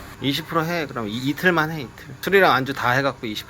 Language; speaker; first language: Korean; native; Korean